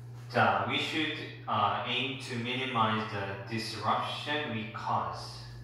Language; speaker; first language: English; non-native, fluent; Korean